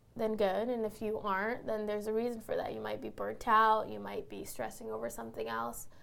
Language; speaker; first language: English; native; English